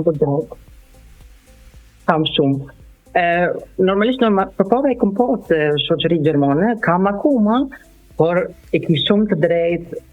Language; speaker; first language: Albanian; non-native, learner; German